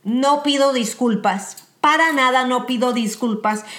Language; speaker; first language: Spanish; early bilingual, heritage; Spanish